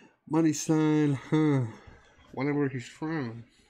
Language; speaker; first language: English; early bilingual, other home language; Spanish